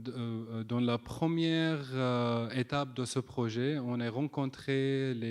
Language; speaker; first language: French; non-native, fluent; Arabic